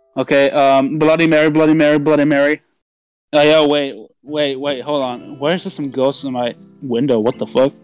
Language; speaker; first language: English; non-native, fluent; German